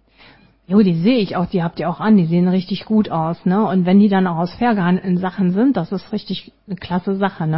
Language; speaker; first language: German; native; German